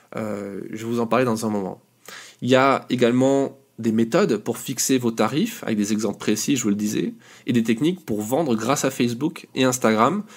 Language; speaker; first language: French; native; French